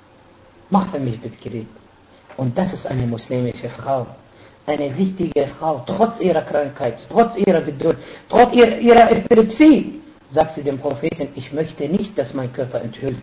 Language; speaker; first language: German; non-native, fluent; Arabic